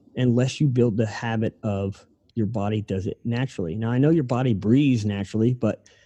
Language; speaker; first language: English; native; English